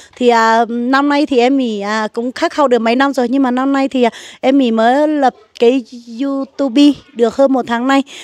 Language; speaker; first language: Vietnamese; non-native, local second language; Hmong